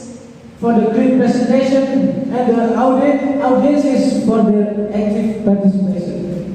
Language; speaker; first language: English; non-native, learner; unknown